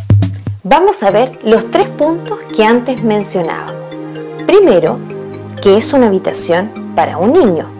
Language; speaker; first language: Spanish; native; Spanish